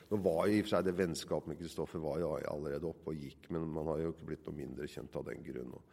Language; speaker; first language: Norwegian; native; Norwegian